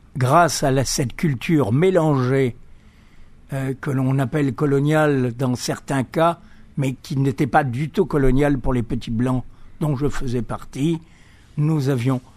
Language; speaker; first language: French; native; French